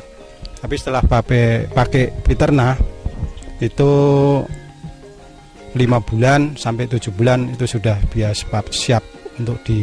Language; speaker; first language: Indonesian; non-native, local second language; Javanese